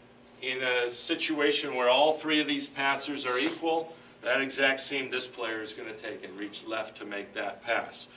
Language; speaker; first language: English; native; English